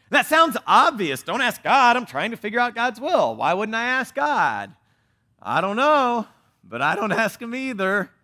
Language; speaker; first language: English; native; English